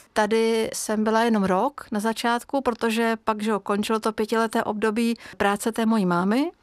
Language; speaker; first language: Czech; non-native, fluent; Hungarian